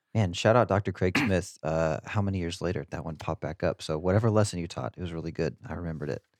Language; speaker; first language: English; native; English